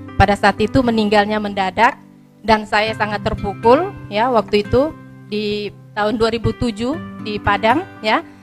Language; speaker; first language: Indonesian; native; Indonesian